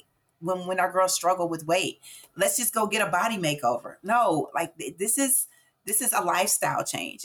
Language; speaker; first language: English; native; English